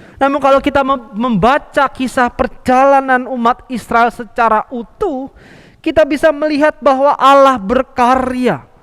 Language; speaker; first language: Indonesian; native; Indonesian